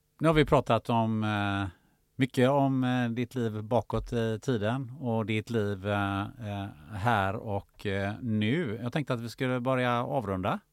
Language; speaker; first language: Swedish; early bilingual, other home language; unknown